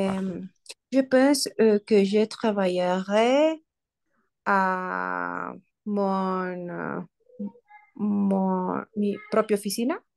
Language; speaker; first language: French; non-native, learner; Spanish